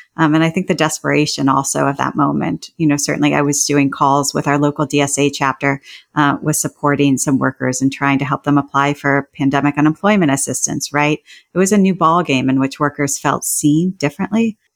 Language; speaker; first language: English; native; English